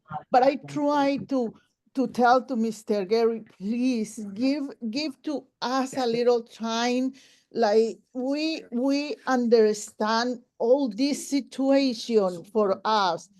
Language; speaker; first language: English; non-native, local second language; Spanish